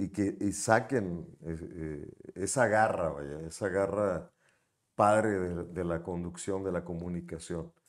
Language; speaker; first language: Spanish; native; Spanish